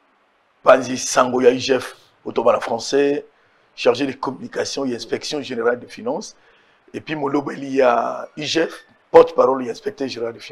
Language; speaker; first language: French; non-native, local second language; Lingala